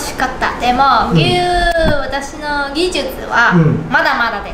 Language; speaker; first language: Japanese; non-native, learner; Chinese